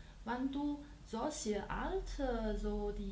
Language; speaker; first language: German; non-native, learner; Chinese